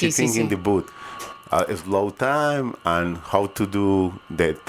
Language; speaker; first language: English; non-native, learner; Spanish